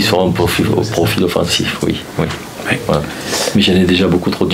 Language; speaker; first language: French; native; French